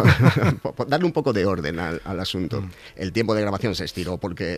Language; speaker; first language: Spanish; native; Spanish